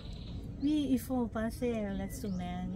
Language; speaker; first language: French; non-native, fluent; Thai